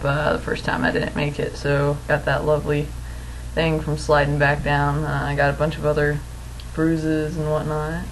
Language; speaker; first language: English; native; English